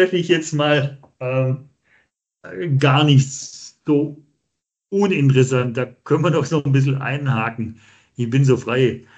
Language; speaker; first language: German; native; German